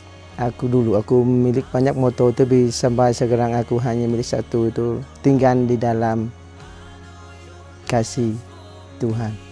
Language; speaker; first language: Indonesian; non-native, learner; Vietnamese